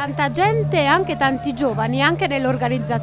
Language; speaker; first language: Italian; native; Italian